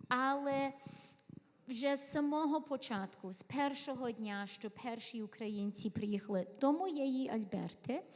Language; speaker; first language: Ukrainian; early bilingual, heritage; Ukrainian